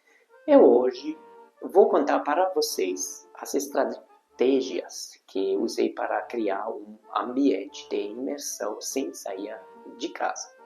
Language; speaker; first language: Portuguese; non-native, fluent; Hungarian